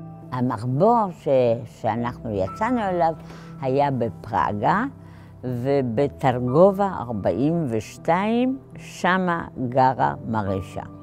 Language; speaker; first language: Hebrew; non-native, fluent; Polish